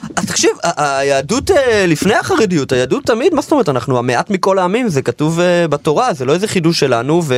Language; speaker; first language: Hebrew; native; Hebrew